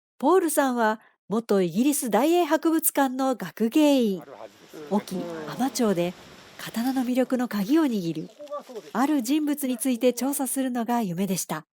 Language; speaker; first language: Japanese; native; Japanese